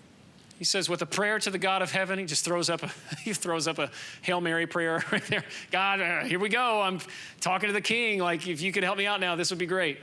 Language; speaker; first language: English; native; English